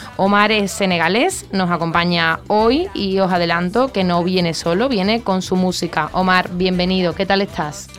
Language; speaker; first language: Spanish; native; Spanish